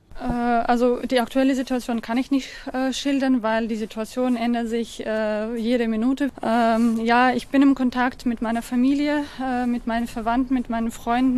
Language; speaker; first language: German; non-native, fluent; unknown